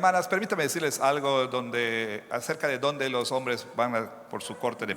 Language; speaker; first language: Spanish; non-native, fluent; English